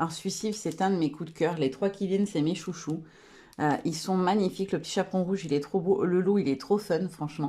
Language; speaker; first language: French; native; French